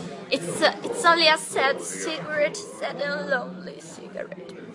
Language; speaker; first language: English; non-native, fluent; Italian